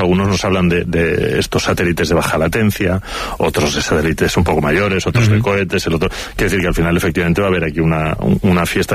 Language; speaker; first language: Spanish; native; Spanish